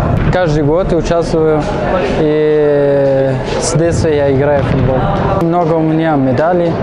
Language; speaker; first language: Russian; non-native, learner; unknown